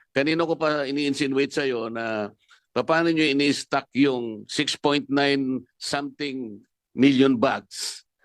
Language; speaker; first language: Filipino; non-native, local second language; Pampanga